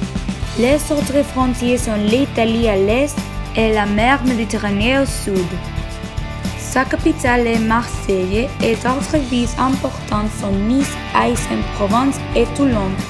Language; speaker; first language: French; non-native, learner; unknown